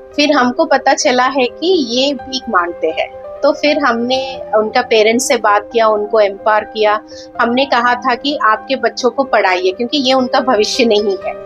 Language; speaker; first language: Hindi; non-native, local second language; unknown